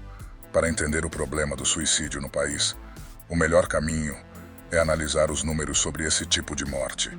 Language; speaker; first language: Portuguese; native; Portuguese